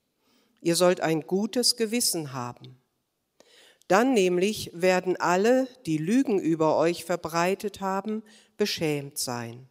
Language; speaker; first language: German; native; German